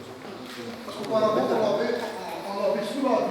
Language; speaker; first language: French; non-native, local second language; Arabic